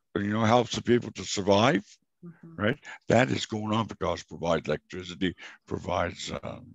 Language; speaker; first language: English; non-native, fluent; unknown